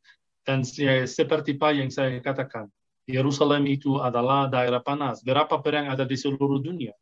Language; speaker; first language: Indonesian; non-native, fluent; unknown